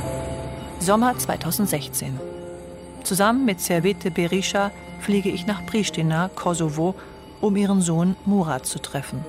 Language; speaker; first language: German; native; German